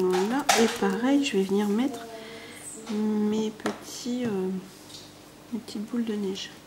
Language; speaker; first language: French; native; French